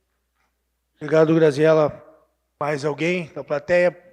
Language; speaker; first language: Portuguese; native; Portuguese